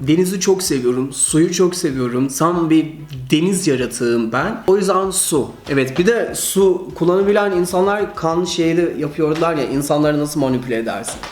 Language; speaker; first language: Turkish; early bilingual, heritage; Turkish